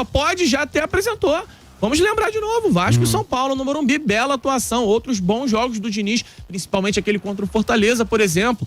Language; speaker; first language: Portuguese; native; Portuguese